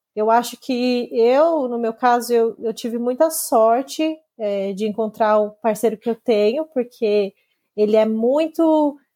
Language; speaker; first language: Portuguese; native; Portuguese